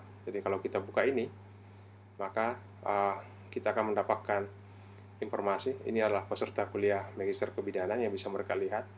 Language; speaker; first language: Indonesian; native; Indonesian